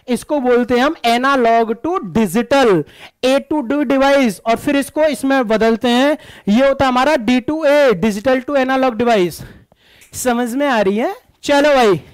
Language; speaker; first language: Hindi; native; Hindi